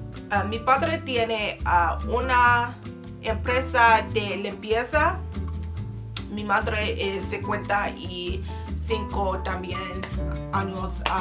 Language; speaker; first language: Spanish; non-native, learner; English